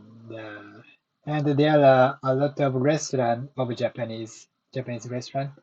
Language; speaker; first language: English; non-native, learner; Japanese